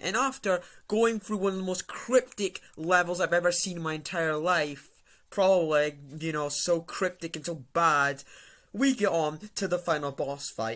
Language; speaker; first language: English; native; English